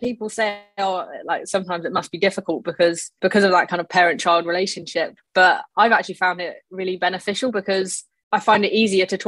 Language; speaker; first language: English; native; English